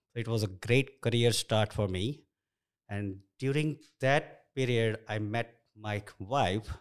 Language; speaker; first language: English; non-native, local second language; Gujarati